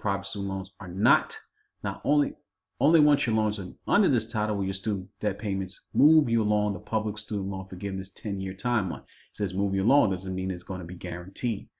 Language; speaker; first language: English; native; English